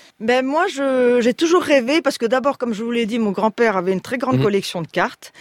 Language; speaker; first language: French; early bilingual, other home language; Spanish